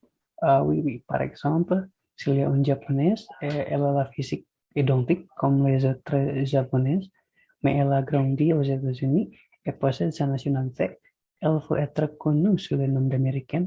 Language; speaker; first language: French; non-native, learner; Indonesian